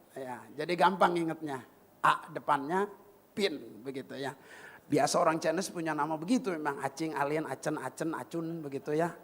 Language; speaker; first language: Indonesian; native; Indonesian